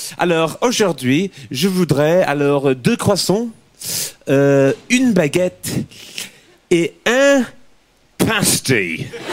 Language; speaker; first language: French; non-native, learner; English